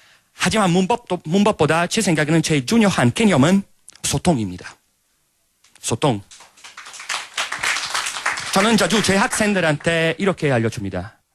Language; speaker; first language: Korean; non-native, fluent; Italian